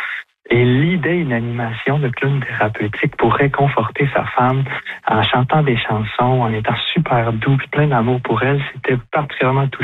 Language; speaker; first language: French; native; French